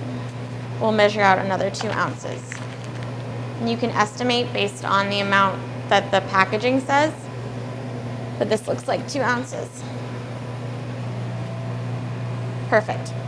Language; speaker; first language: English; native; English